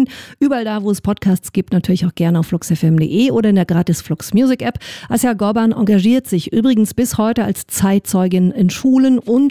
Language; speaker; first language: German; native; German